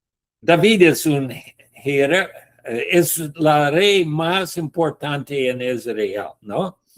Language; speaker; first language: Spanish; non-native, learner; English